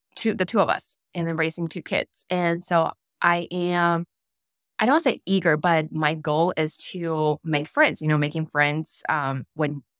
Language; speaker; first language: English; non-native, fluent; Chinese